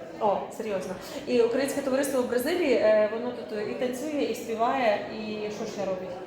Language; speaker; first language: Ukrainian; native; Ukrainian